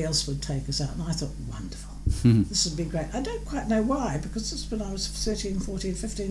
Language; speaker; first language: English; native; English